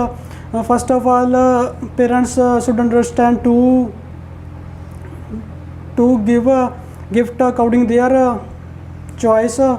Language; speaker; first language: English; non-native, learner; Punjabi